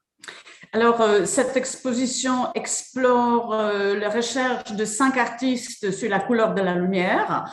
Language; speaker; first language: French; non-native, fluent; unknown